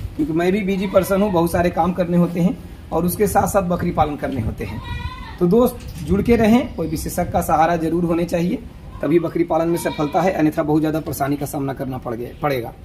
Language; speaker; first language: Hindi; native; Hindi